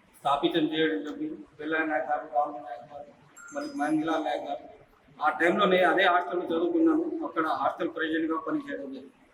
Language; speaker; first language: Telugu; non-native, local second language; Lambadi